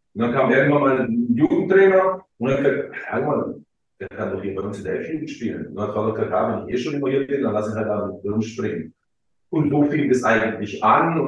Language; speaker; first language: German; early bilingual, other home language; Croatian